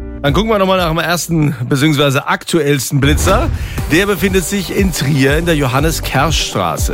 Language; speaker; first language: German; native; German